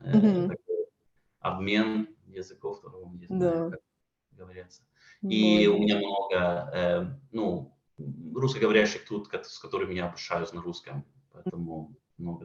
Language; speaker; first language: Russian; non-native, fluent; Swedish